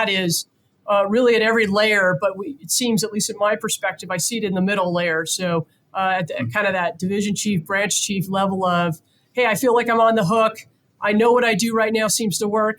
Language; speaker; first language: English; native; English